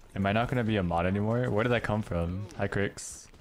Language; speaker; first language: English; native; English